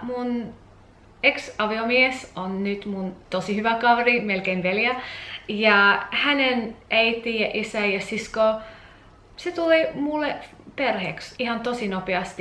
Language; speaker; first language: Finnish; non-native, learner; English